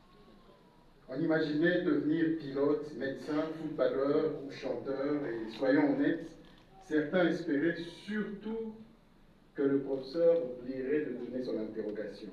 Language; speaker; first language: French; non-native, local second language; Lingala